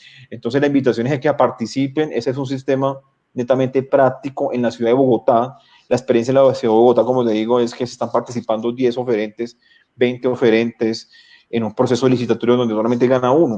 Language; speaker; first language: Spanish; native; Spanish